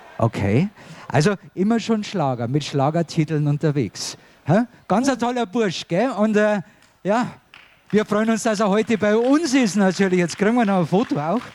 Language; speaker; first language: German; native; German